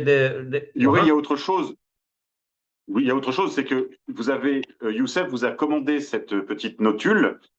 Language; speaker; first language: French; native; French